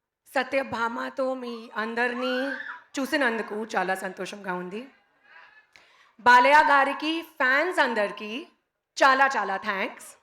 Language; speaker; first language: Telugu; non-native, learner; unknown